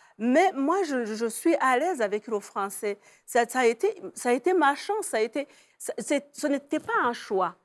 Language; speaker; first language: French; non-native, local second language; Kinyarwanda